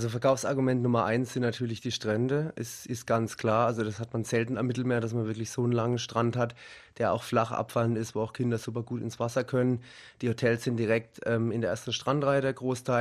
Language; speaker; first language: German; native; German